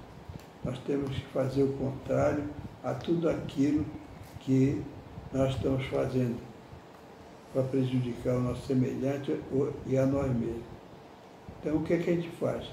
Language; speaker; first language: Portuguese; native; Portuguese